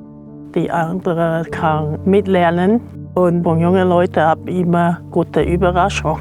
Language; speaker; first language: German; non-native, learner; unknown